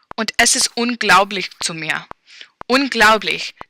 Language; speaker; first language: German; non-native, learner; English